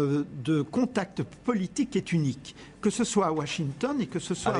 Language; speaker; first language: French; native; French